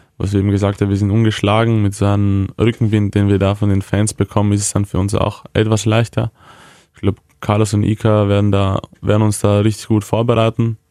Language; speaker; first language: German; early bilingual, other home language; Croatian